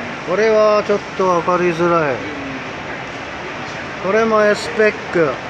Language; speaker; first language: Japanese; native; Japanese